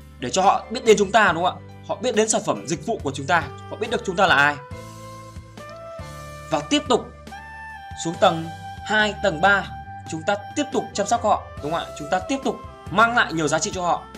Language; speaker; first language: Vietnamese; native; Vietnamese